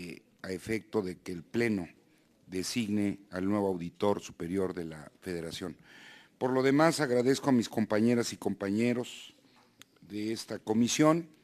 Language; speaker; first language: Spanish; native; Spanish